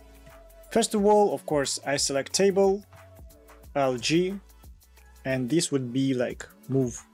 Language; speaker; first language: English; non-native, fluent; Russian